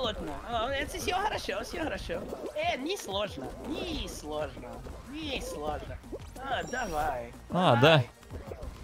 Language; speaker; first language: Russian; non-native, learner; English